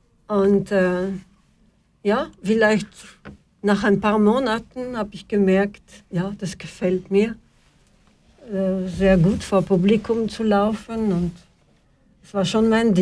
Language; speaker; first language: German; non-native, fluent; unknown